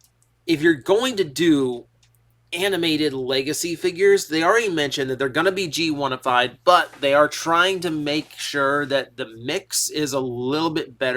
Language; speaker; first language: English; native; English